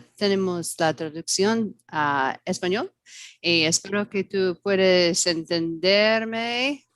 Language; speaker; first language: Spanish; non-native, learner; English